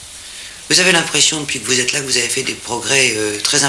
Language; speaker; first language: French; native; French